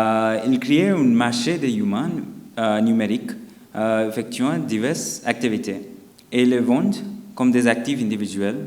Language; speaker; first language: French; non-native, fluent; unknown